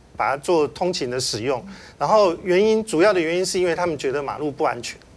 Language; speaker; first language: Chinese; native; Chinese